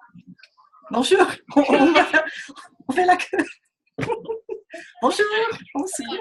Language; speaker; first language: French; non-native, fluent; English